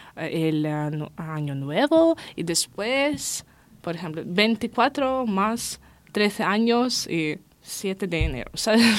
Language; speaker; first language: Spanish; non-native, learner; Russian